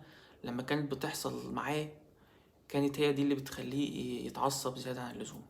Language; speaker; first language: Arabic; native; Arabic